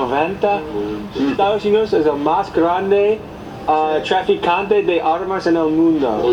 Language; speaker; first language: Spanish; non-native, learner; English